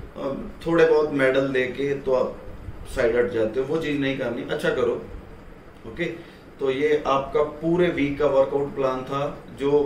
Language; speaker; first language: Hindi; non-native, local second language; Punjabi